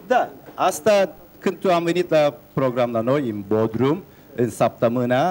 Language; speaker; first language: Romanian; non-native, learner; Turkish